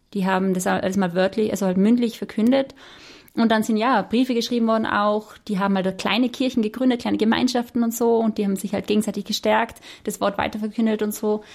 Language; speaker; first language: German; native; German